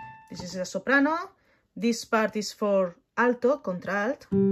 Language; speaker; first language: English; non-native, learner; Catalan